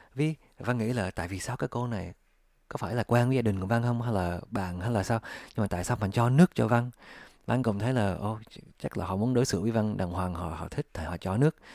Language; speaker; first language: Vietnamese; early bilingual, heritage; English